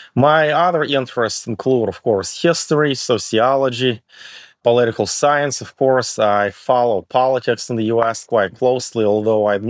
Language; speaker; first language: English; early bilingual, other home language; Russian